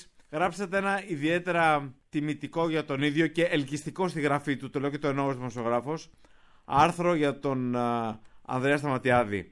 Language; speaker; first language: Greek; native; Greek